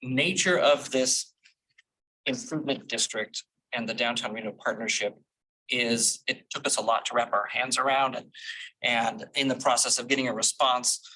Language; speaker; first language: English; native; English